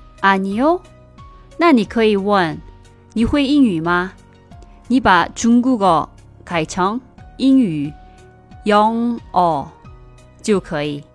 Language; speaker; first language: Chinese; non-native, fluent; Korean